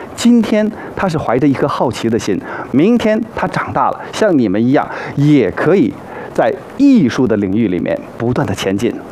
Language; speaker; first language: Chinese; native; Chinese